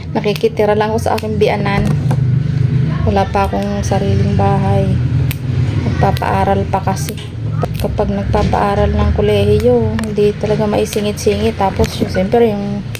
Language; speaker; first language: Filipino; non-native, local second language; Bikol